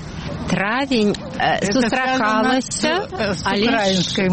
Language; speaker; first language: Belarusian; non-native, local second language; Russian